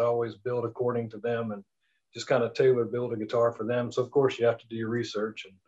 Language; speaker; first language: English; native; English